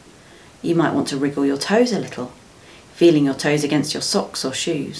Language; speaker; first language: English; native; English